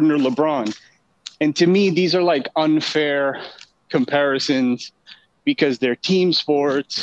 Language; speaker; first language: English; native; English